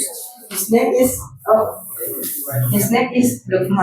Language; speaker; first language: English; non-native, learner; Indonesian